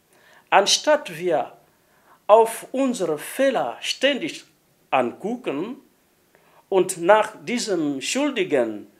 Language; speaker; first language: German; non-native, fluent; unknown